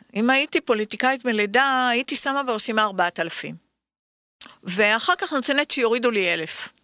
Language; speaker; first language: Hebrew; native; Hebrew